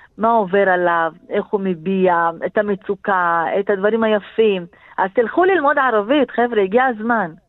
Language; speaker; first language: Hebrew; non-native, local second language; Arabic